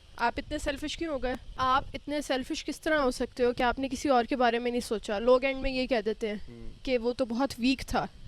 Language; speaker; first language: Urdu; native; Urdu